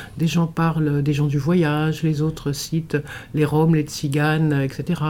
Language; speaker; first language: French; native; French